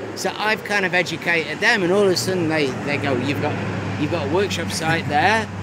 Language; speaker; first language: English; native; English